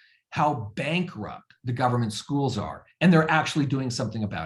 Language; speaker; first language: English; native; English